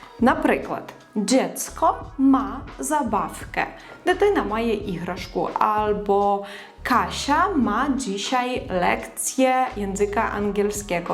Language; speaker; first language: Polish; non-native, fluent; Ukrainian